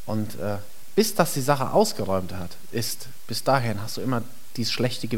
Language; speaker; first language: German; native; German